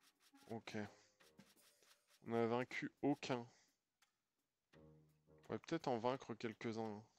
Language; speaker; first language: French; native; French